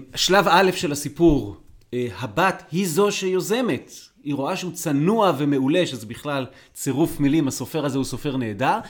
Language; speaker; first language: Hebrew; native; Hebrew